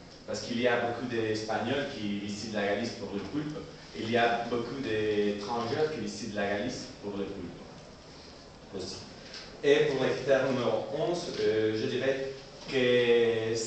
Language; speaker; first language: French; non-native, learner; Spanish